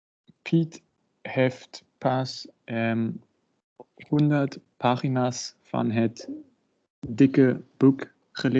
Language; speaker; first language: Dutch; non-native, learner; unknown